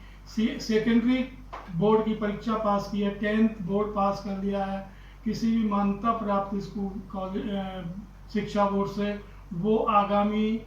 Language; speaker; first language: Hindi; native; Hindi